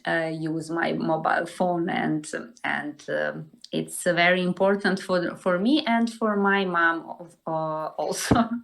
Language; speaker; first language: English; non-native, learner; Serbian